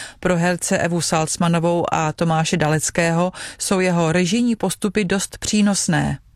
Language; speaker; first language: Czech; native; Czech